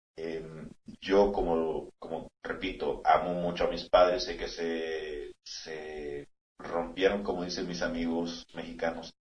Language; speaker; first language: Spanish; native; Spanish